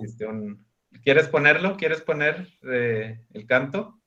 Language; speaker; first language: Spanish; native; Spanish